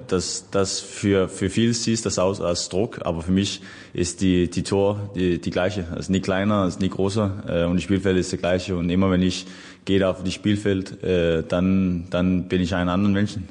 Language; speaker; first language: German; non-native, fluent; Danish